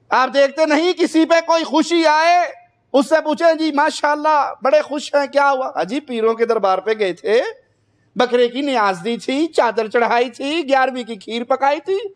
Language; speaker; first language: Urdu; non-native, local second language; Punjabi